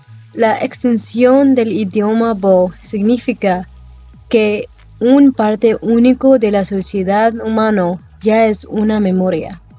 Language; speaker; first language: Spanish; non-native, learner; English